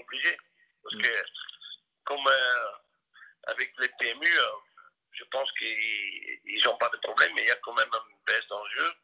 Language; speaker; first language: French; non-native, local second language; Dutch